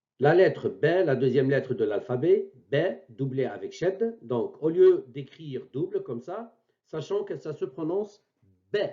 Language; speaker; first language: French; non-native, local second language; Arabic